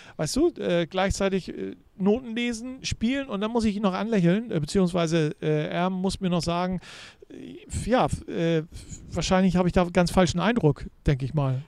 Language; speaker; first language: German; native; German